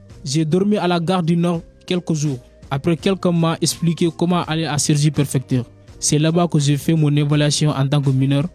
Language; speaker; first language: French; non-native, learner; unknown